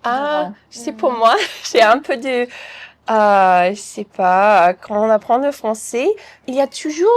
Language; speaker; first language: French; non-native, fluent; English